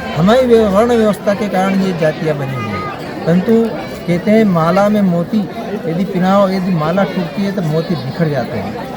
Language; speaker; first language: Hindi; native; Hindi